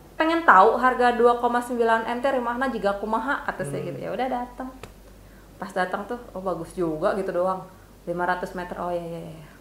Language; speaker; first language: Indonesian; native; Indonesian